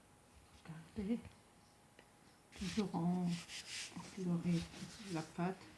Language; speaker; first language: French; non-native, local second language; Arabic